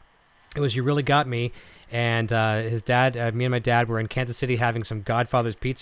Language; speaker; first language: English; native; English